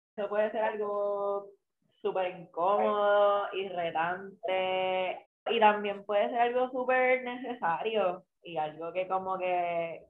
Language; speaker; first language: Spanish; early bilingual, heritage; Spanish